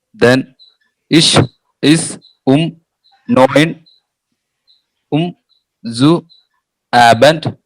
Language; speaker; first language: German; non-native, learner; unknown